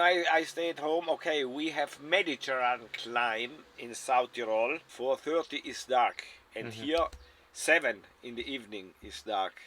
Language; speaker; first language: English; non-native, learner; German